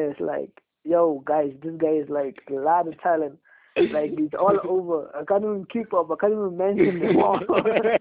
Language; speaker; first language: English; non-native, local second language; Afrikaans